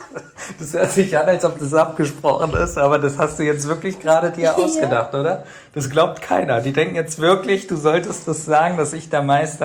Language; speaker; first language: German; native; German